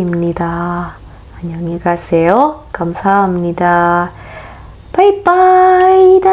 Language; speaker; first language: Korean; non-native, learner; Indonesian